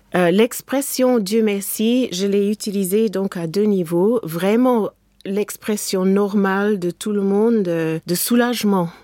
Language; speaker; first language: French; non-native, fluent; English